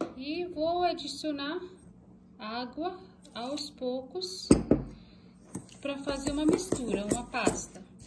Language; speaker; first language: Portuguese; non-native, fluent; Hindi